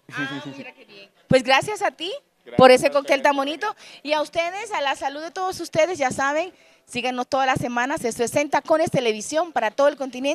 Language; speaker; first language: Spanish; native; Spanish